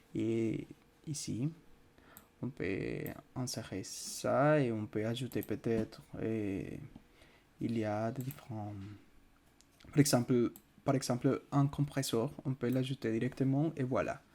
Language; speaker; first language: French; non-native, fluent; Spanish